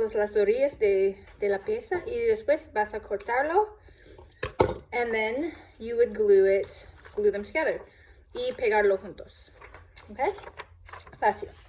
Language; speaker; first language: Spanish; non-native, learner; English